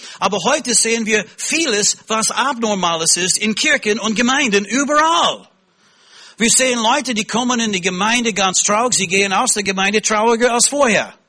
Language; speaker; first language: German; non-native, fluent; English